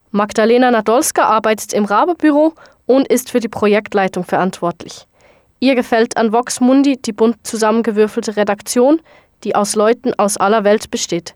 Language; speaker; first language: German; native; German